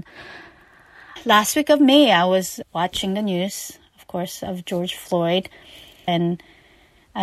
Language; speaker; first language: English; non-native, fluent; Korean